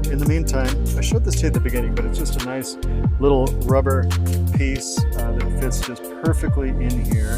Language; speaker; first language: English; native; English